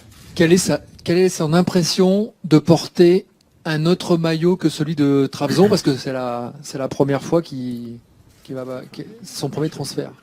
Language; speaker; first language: French; native; French